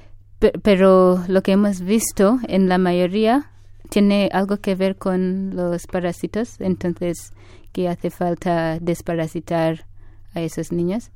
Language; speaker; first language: Spanish; non-native, fluent; Ganda